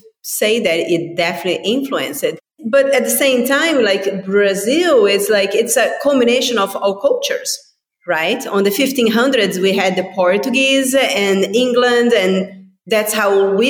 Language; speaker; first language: English; non-native, fluent; Portuguese